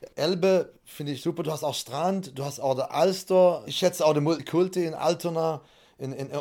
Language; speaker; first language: German; non-native, fluent; Swedish